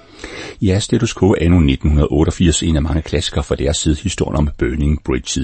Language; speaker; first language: Danish; native; Danish